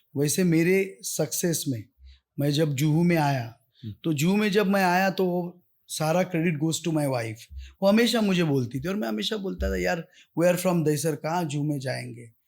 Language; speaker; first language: Hindi; non-native, local second language; Marathi